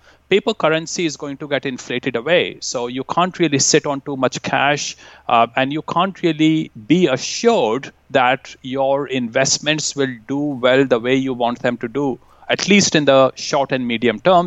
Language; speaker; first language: English; non-native, local second language; Hindi